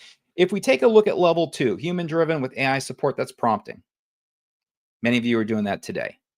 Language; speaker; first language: English; native; English